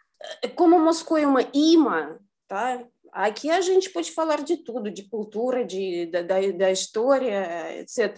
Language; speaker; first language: Portuguese; non-native, fluent; Russian